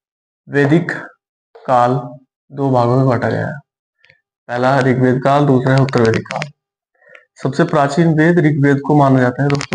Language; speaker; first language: Hindi; native; Hindi